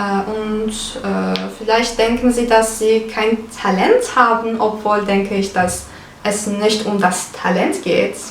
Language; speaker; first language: German; non-native, fluent; Turkish